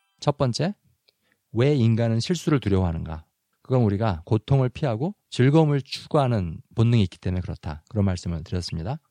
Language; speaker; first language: Korean; native; Korean